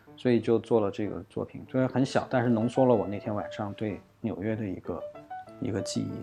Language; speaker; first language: Chinese; native; Chinese